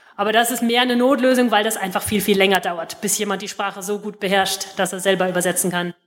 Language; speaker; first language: German; native; German